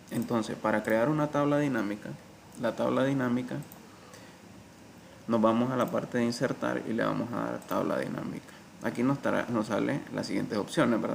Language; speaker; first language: Spanish; native; Spanish